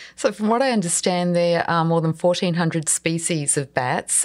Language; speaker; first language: English; native; English